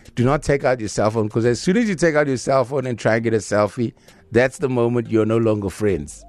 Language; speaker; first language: English; native; English